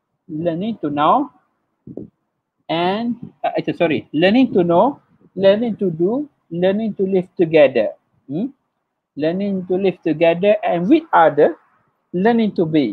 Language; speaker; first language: English; non-native, local second language; Malay